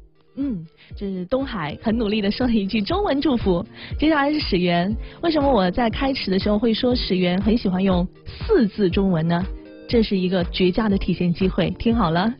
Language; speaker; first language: Chinese; native; Chinese